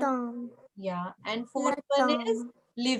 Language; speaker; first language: English; non-native, local second language; Hindi